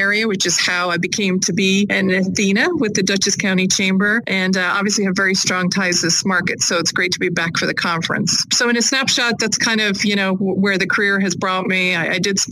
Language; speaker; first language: English; native; English